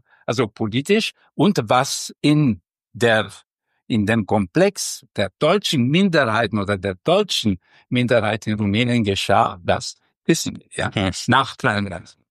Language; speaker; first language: German; non-native, fluent; Romanian